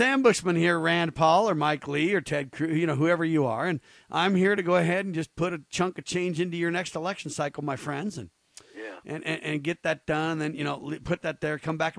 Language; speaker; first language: English; native; English